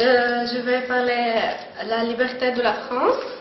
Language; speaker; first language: French; non-native, learner; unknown